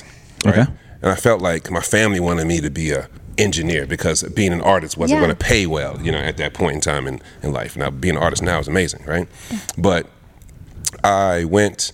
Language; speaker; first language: English; early bilingual, other home language; Lingala